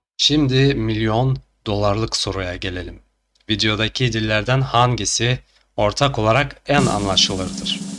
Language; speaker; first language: Turkish; non-native, fluent; Chuvash